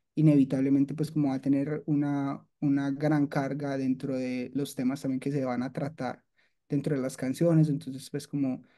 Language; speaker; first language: Spanish; native; Spanish